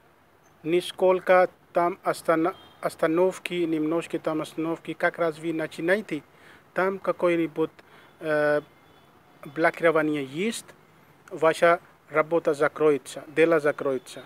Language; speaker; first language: Russian; non-native, learner; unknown